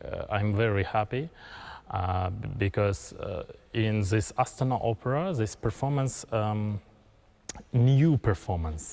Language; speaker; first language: English; non-native, learner; Kazakh